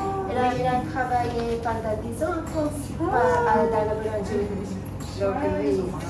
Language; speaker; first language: French; non-native, learner; Japanese